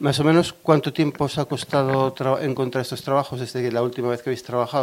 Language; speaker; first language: Spanish; native; Spanish